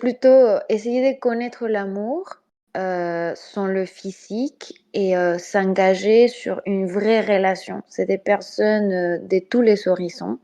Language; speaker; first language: French; non-native, fluent; Spanish